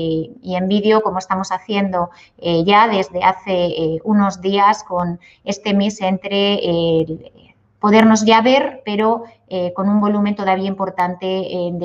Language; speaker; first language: Spanish; native; Spanish